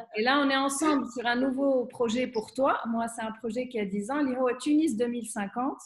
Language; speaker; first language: French; non-native, local second language; Arabic